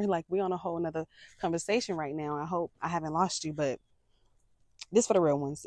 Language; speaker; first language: English; native; English